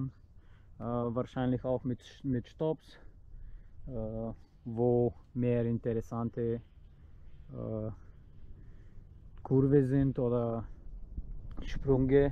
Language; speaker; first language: German; non-native, learner; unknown